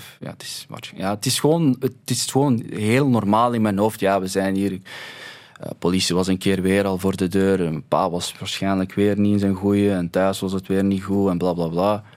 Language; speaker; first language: Dutch; early bilingual, other home language; Arabic